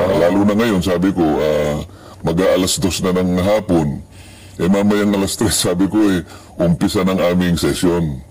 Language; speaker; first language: Filipino; non-native, local second language; Cebuano